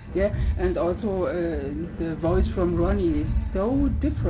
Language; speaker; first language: English; non-native, learner; German